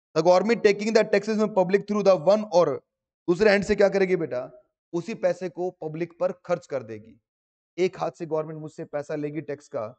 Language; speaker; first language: Hindi; native; Hindi